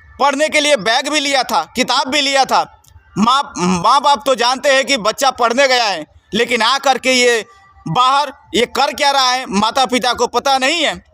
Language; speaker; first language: Hindi; native; Hindi